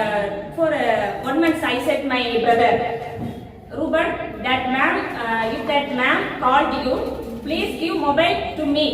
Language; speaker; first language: English; non-native, learner; Tamil